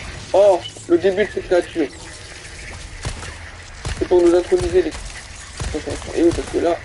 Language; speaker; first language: French; native; French